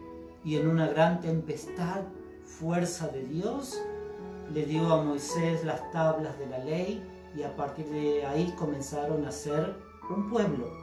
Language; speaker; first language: Spanish; native; Spanish